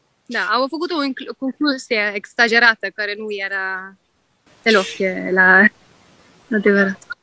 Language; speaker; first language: Romanian; non-native, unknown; Norwegian